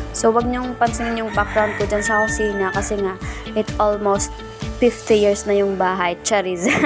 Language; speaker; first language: Filipino; non-native, local second language; Masbatenyo